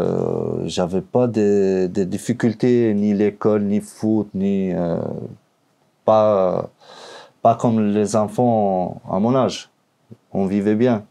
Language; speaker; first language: French; non-native, learner; Albanian